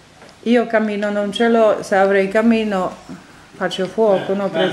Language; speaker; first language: Italian; non-native, learner; Polish